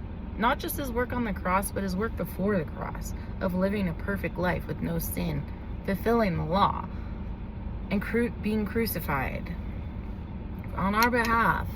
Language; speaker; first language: English; native; English